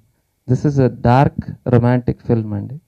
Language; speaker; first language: Telugu; native; Telugu